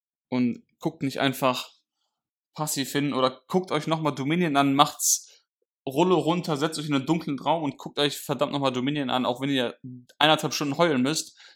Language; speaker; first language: German; native; German